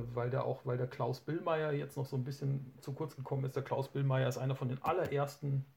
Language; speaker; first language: German; native; German